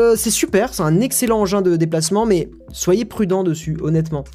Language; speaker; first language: French; native; French